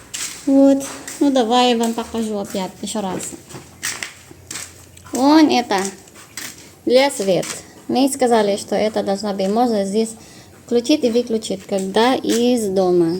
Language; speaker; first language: Russian; non-native, learner; Filipino